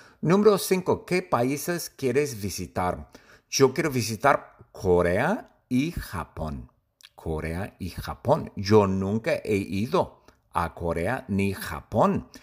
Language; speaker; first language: Spanish; non-native, fluent; English